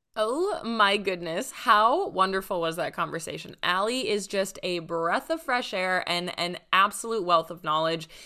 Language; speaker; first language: English; native; English